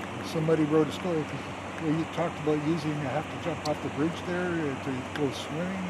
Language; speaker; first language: English; native; English